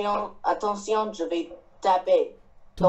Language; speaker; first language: French; non-native, learner; Chinese